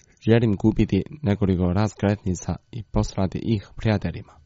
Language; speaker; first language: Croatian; non-native, fluent; Chinese